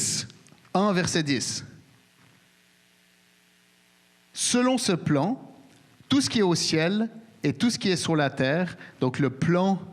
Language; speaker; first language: French; native; French